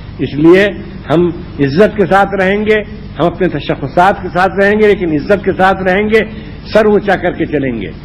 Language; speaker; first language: Urdu; native; Urdu